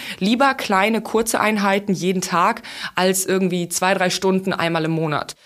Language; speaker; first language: German; non-native, fluent; Russian